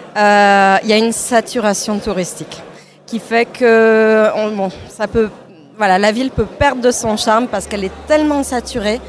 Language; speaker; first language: French; native; French